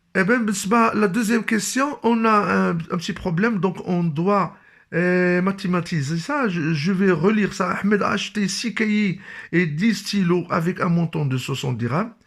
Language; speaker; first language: French; non-native, local second language; Arabic